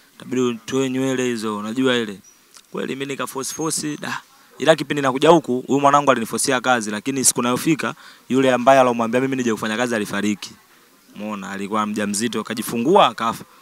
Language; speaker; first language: Swahili; native; Swahili